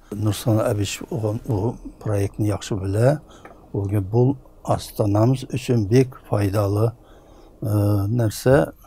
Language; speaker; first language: Tatar; early bilingual, heritage; Tatar